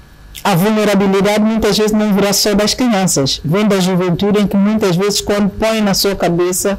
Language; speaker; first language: Portuguese; native; Portuguese